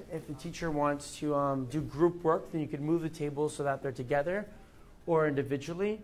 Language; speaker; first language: English; native; English